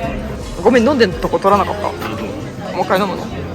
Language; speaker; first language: Japanese; native; Japanese